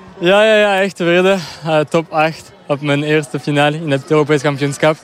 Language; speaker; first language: Dutch; non-native, local second language; French